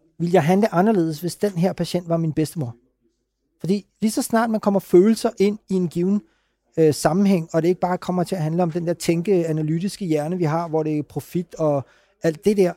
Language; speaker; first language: Danish; early bilingual, other home language; Urdu